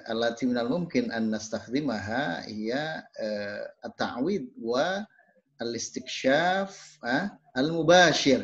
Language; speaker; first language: Arabic; non-native, fluent; Indonesian